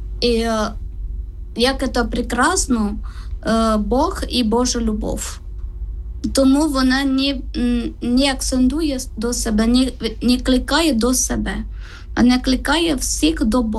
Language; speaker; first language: Ukrainian; non-native, learner; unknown